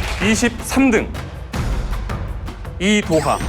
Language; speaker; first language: Korean; native; Korean